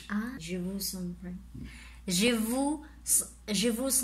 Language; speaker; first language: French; non-native, learner; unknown